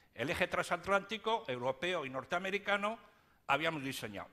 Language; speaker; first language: Spanish; native; Spanish